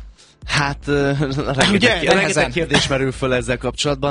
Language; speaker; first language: Hungarian; native; Hungarian